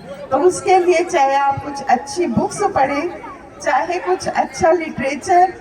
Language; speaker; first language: Hindi; native; Hindi